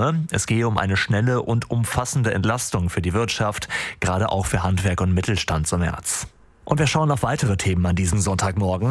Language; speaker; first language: German; native; German